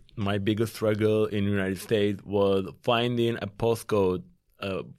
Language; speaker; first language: English; non-native, fluent; Turkish